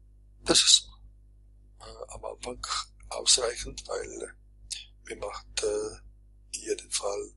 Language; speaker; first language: German; non-native, fluent; Croatian